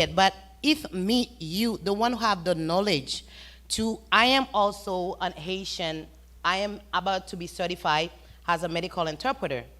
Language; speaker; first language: English; non-native, fluent; Haitian Creole